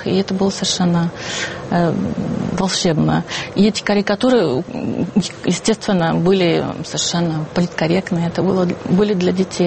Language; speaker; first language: Russian; non-native, fluent; French